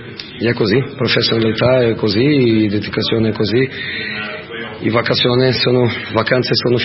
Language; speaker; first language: Italian; non-native, fluent; Portuguese